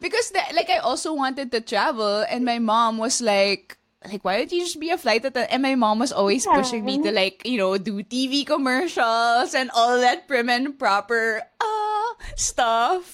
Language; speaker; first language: English; non-native, local second language; Filipino